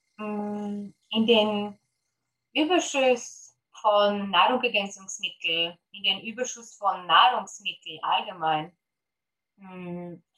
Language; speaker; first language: German; non-native, fluent; Polish